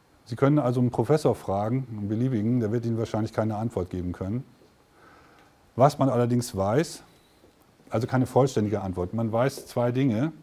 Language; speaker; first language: German; native; German